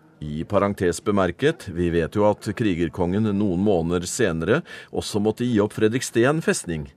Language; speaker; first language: Norwegian; native; Norwegian